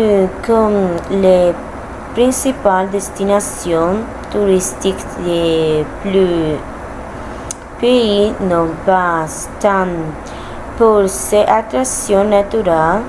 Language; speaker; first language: French; non-native, learner; Spanish